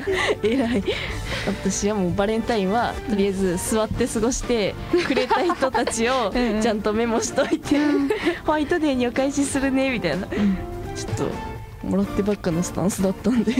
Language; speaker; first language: Japanese; native; Japanese